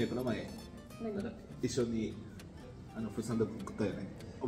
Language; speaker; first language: Japanese; non-native, fluent; Indonesian